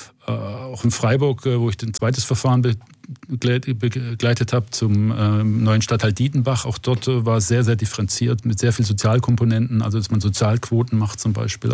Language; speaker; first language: German; native; German